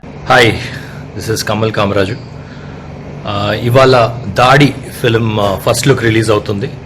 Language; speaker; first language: Telugu; native; Telugu